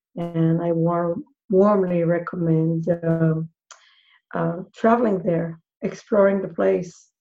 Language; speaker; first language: English; non-native, fluent; Hebrew